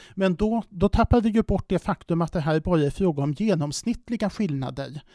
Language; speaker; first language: Swedish; native; Swedish